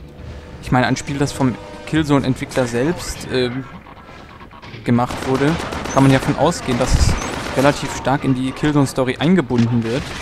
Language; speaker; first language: German; native; German